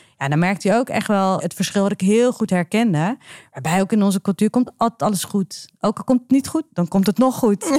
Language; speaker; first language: Dutch; early bilingual, other home language; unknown